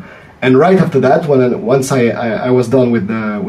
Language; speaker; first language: English; non-native, fluent; French